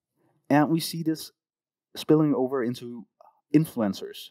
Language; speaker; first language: English; non-native, fluent; Danish